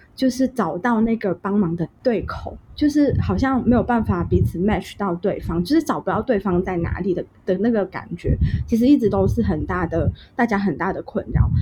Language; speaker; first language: Chinese; non-native, local second language; Cantonese